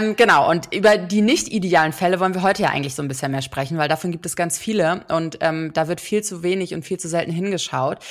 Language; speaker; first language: German; native; German